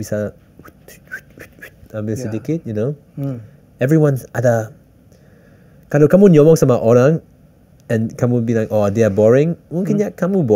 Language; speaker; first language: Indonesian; early bilingual, heritage; English